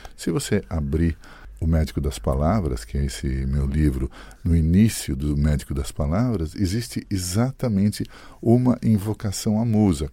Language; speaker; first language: Portuguese; early bilingual, other home language; Italian